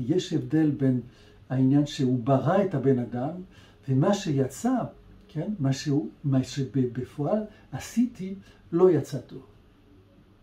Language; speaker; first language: Hebrew; non-native, fluent; French